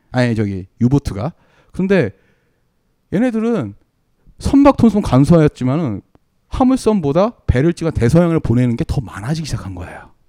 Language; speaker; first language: Korean; native; Korean